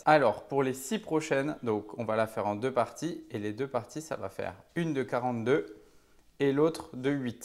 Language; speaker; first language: French; native; French